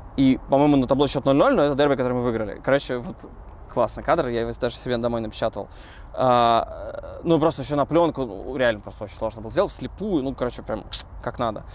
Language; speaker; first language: Russian; native; Russian